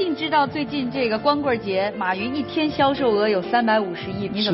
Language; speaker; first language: Chinese; native; Chinese